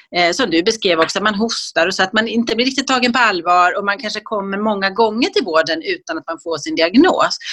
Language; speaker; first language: Swedish; native; Swedish